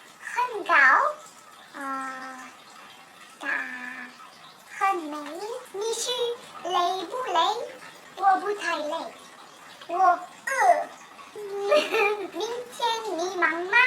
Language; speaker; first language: Chinese; non-native, learner; French